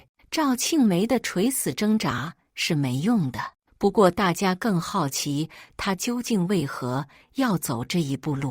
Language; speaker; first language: Chinese; native; Chinese